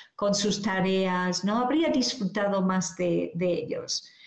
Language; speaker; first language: Spanish; non-native, fluent; English